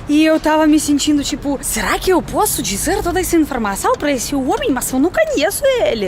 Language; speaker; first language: Portuguese; non-native, fluent; Russian